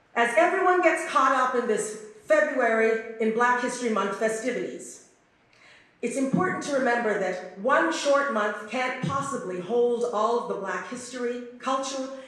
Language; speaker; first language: English; native; English